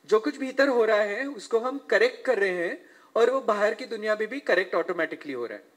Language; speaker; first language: Hindi; non-native, local second language; Marathi